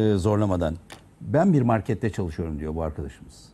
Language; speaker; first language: Turkish; native; Turkish